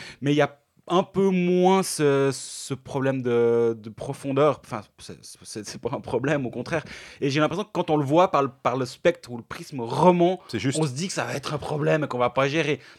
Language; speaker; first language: French; native; French